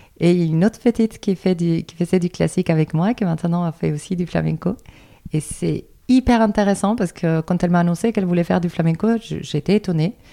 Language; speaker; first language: French; non-native, fluent; Spanish